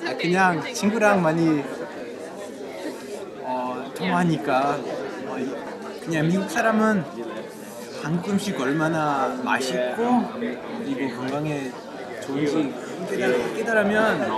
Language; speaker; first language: Korean; non-native, fluent; English